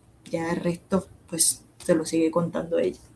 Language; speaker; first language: Spanish; native; Spanish